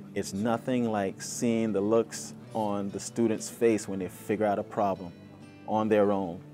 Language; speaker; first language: English; native; English